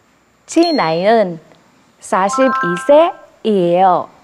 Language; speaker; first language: Korean; non-native, learner; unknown